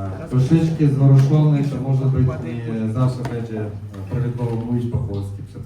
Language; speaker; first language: Polish; non-native, learner; Russian